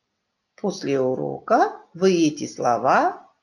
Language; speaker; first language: Russian; non-native, local second language; Kyrgyz